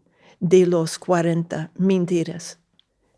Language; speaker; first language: Spanish; non-native, fluent; English